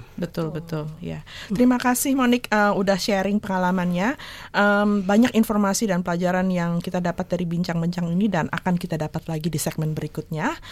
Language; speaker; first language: Indonesian; native; Indonesian